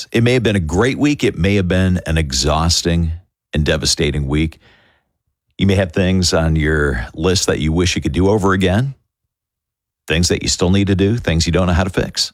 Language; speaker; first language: English; native; English